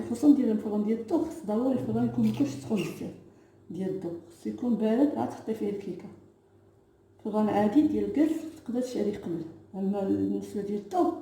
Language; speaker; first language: Arabic; native; Arabic